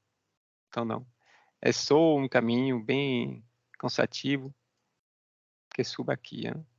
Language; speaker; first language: Portuguese; non-native, fluent; French